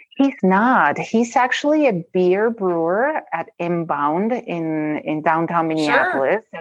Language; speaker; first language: English; non-native, fluent; Spanish